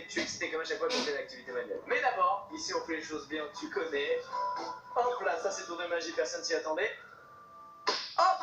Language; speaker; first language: French; native; French